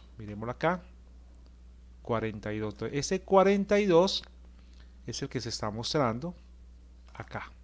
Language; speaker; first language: Spanish; native; Spanish